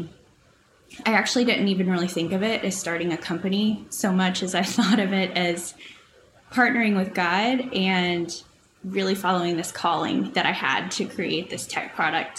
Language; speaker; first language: English; native; English